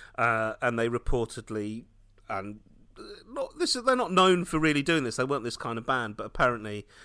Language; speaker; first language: English; early bilingual, other home language; Hindi